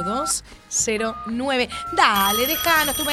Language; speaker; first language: Spanish; native; Spanish